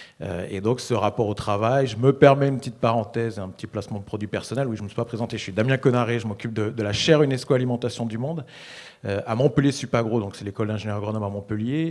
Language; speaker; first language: French; native; French